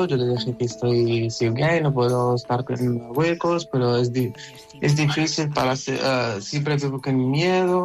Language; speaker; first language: Spanish; non-native, learner; Arabic